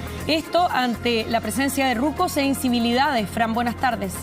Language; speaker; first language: Spanish; native; Spanish